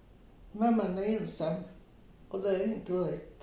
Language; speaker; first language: Swedish; non-native, fluent; Portuguese